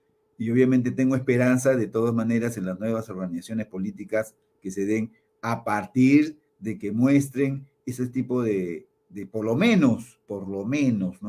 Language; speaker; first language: Spanish; native; Spanish